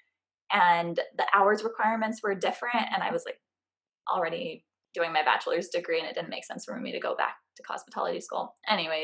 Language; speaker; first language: English; native; English